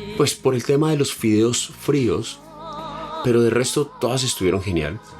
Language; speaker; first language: Spanish; native; Spanish